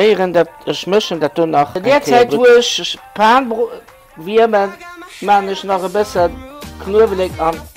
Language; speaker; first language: German; non-native, learner; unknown